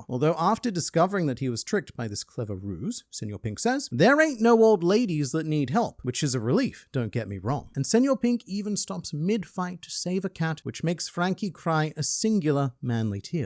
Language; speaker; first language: English; native; English